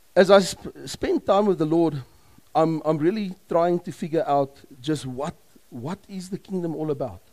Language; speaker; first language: English; non-native, local second language; Afrikaans